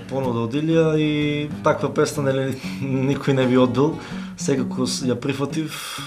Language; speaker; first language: Macedonian; native; Macedonian